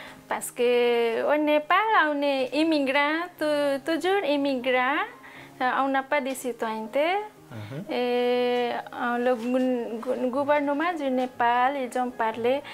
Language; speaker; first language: French; non-native, learner; Nepali